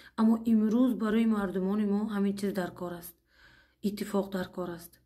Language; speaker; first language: Tajik; non-native, fluent; Uzbek